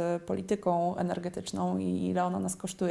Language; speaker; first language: Polish; native; Polish